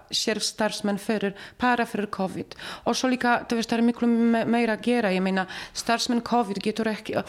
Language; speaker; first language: Icelandic; non-native, learner; Polish